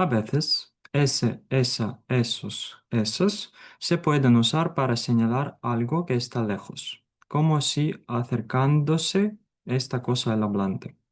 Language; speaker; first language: Spanish; non-native, fluent; Ukrainian